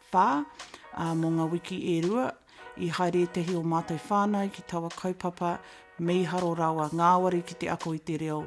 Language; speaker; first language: Māori; non-native, local second language; English